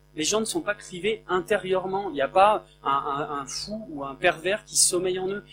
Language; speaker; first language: French; native; French